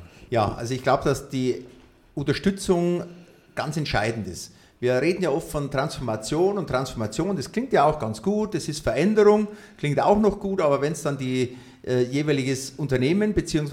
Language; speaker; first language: German; native; German